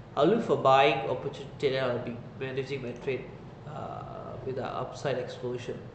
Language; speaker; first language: English; non-native, local second language; Tamil